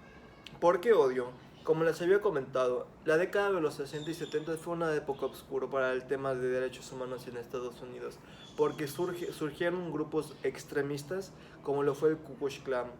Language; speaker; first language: Spanish; native; Spanish